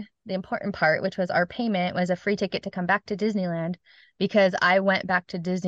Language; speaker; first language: English; native; English